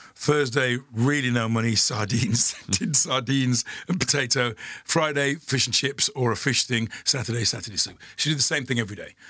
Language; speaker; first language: English; native; English